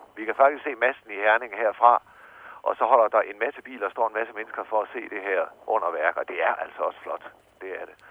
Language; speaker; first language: Danish; native; Danish